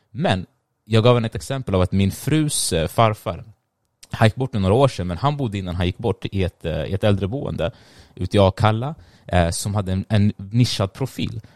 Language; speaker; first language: Swedish; early bilingual, other home language; Tigrinya